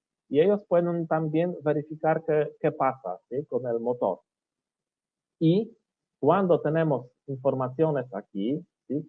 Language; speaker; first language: Spanish; non-native, learner; Polish